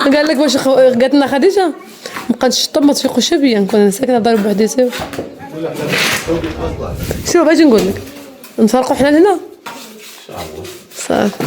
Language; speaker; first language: Arabic; native; Arabic